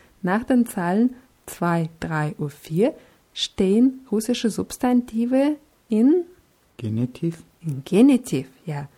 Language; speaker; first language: German; non-native, fluent; Russian